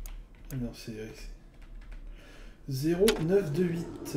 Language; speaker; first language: French; native; French